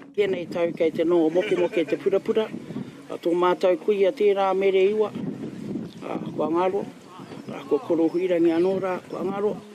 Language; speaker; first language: Māori; native; Māori